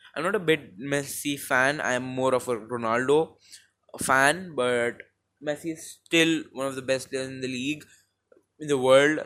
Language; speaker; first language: English; non-native, local second language; Hindi